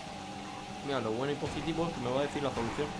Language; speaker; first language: Spanish; native; Spanish